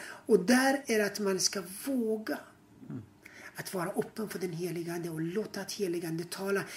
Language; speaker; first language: Swedish; non-native, fluent; Persian